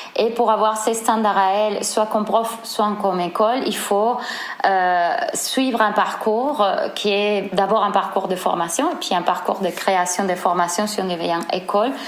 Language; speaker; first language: French; non-native, fluent; Spanish